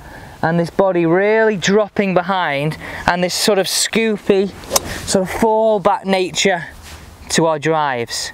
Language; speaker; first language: English; native; English